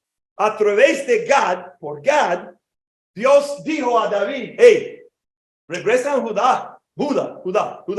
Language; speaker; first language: Spanish; non-native, fluent; English